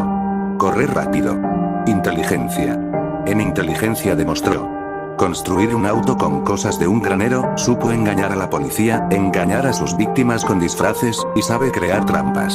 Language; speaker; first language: Spanish; native; Spanish